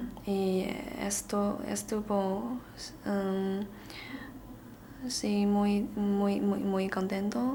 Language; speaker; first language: Spanish; non-native, learner; Chinese